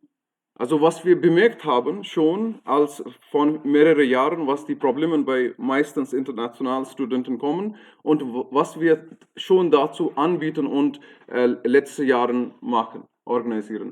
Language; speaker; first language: German; non-native, fluent; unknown